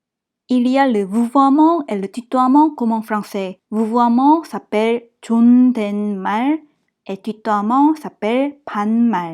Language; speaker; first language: French; non-native, fluent; Korean